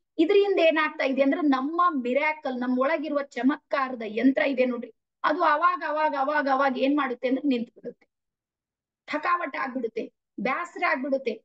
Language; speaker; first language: Kannada; native; Kannada